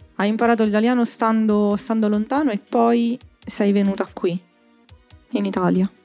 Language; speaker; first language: Italian; non-native, fluent; Croatian